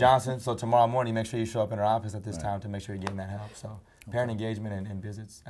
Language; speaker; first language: English; early bilingual, other home language; Spanish